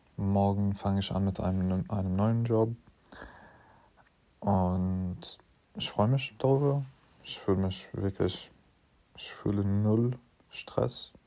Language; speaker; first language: German; non-native, fluent; English